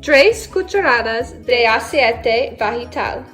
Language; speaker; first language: Spanish; non-native, learner; English